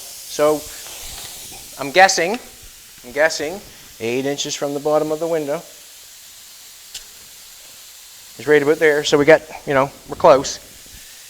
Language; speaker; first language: English; native; English